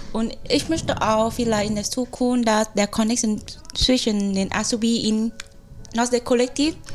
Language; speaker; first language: German; non-native, fluent; Vietnamese